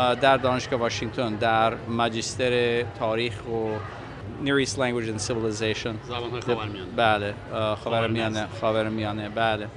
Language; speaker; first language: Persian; non-native, fluent; English